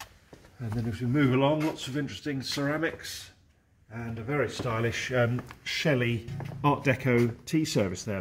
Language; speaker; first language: English; native; English